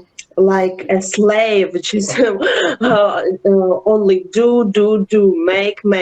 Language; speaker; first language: English; non-native, learner; Ukrainian